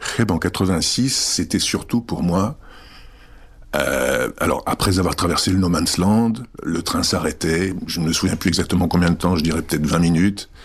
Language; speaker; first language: French; early bilingual, other home language; Czech